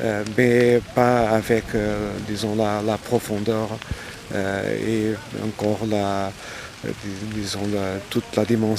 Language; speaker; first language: French; non-native, fluent; Portuguese